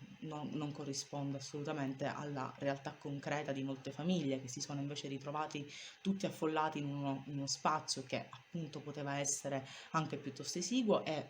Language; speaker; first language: Italian; native; Italian